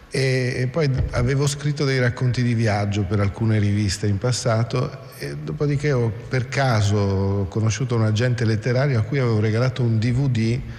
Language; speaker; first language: Italian; native; Italian